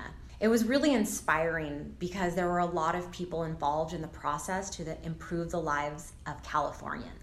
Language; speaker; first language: English; native; English